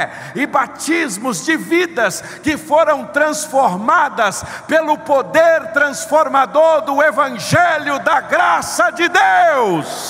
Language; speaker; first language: Portuguese; native; Portuguese